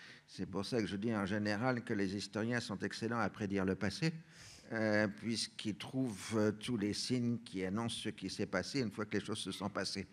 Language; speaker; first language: French; native; French